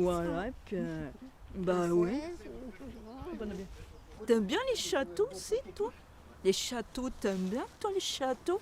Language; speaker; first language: French; native; French